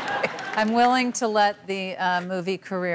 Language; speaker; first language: English; native; English